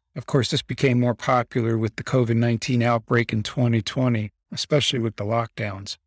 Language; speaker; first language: English; native; English